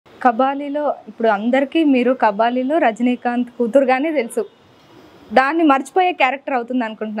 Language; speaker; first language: Telugu; native; Telugu